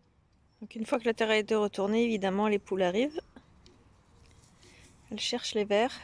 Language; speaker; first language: French; native; French